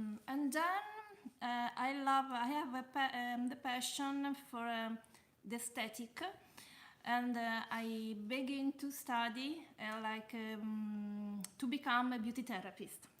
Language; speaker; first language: English; non-native, learner; Italian